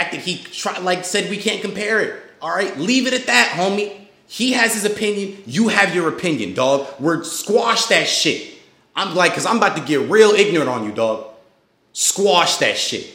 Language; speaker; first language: English; native; English